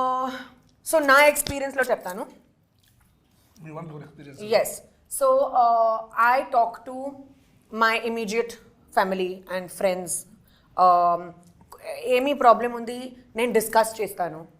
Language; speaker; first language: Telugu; non-native, learner; Hindi